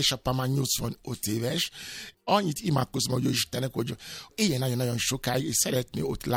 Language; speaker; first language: Hungarian; non-native, fluent; Yoruba